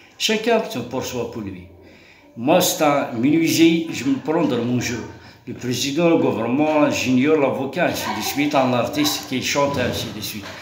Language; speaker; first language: French; non-native, local second language; Kabyle